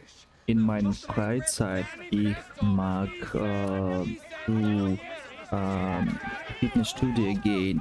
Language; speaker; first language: German; non-native, learner; Russian